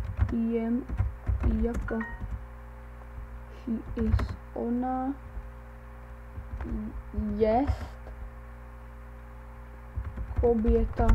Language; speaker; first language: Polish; non-native, learner; Czech